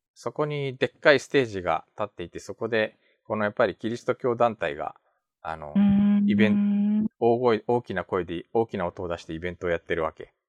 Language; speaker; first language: Japanese; native; Japanese